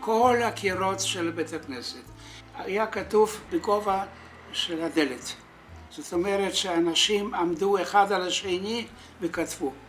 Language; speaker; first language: Hebrew; non-native, fluent; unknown